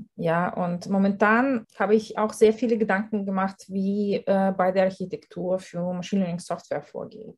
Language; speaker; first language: German; non-native, fluent; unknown